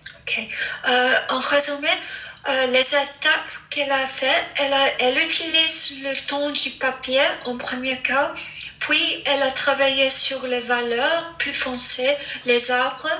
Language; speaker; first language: French; non-native, fluent; English